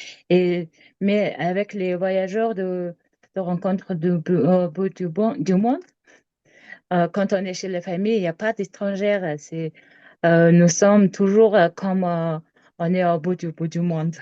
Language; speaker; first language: French; non-native, learner; Mongolian